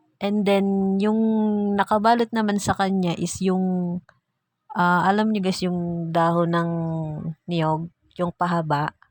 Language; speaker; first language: Filipino; non-native, local second language; Bikol